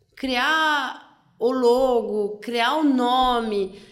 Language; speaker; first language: Portuguese; non-native, fluent; French